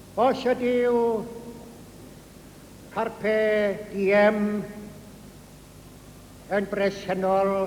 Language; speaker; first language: Welsh; native; Welsh